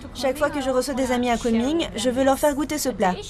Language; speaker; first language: French; non-native, fluent; Ukrainian